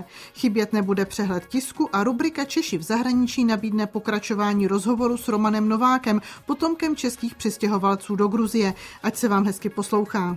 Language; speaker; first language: Czech; native; Czech